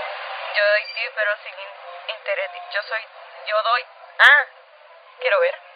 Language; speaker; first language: Spanish; native; Spanish